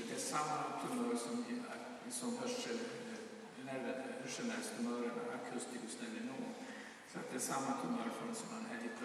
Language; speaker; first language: Swedish; native; Swedish